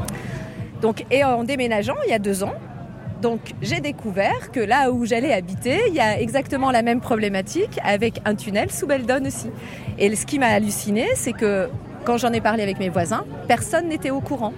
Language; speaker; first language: French; native; French